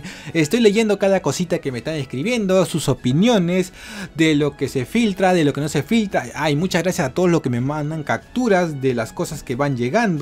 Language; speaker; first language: Spanish; native; Spanish